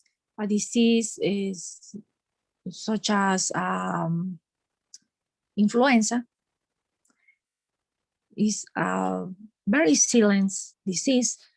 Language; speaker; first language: English; non-native, learner; Spanish